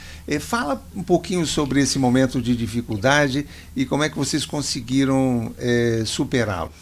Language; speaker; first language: Portuguese; native; Portuguese